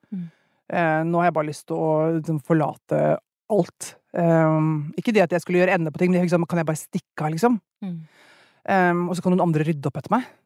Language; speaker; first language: Norwegian; native; Norwegian